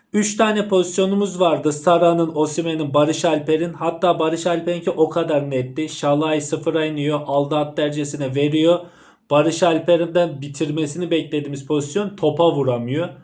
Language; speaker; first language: Turkish; native; Turkish